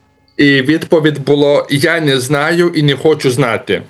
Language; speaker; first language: Ukrainian; non-native, learner; Lithuanian